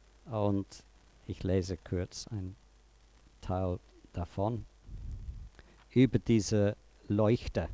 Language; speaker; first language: German; non-native, fluent; English